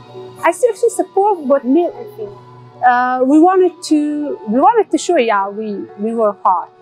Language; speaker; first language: English; non-native, local second language; Persian